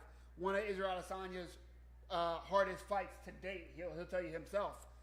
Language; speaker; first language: English; native; English